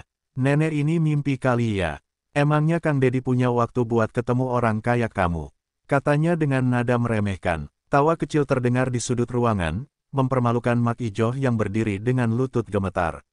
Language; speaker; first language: Indonesian; native; Indonesian